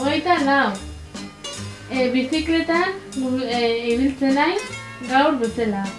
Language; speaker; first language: Basque; non-native, local second language; Spanish